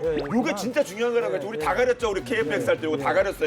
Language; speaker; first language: Korean; native; Korean